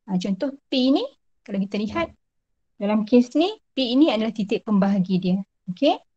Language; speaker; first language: Malay; native; Malay